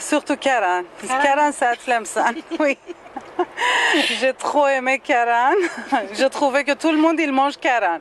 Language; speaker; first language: French; non-native, learner; Persian